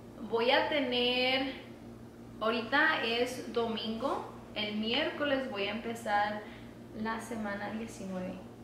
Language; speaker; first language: Spanish; early bilingual, heritage; Spanish